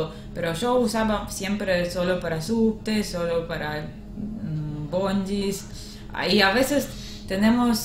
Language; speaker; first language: Spanish; non-native, learner; Russian